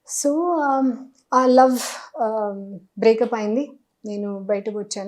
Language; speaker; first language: Telugu; non-native, learner; Hindi